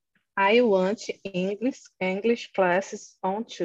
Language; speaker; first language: English; non-native, learner; Portuguese